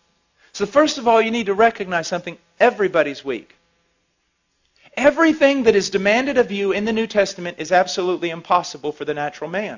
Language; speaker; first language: English; native; English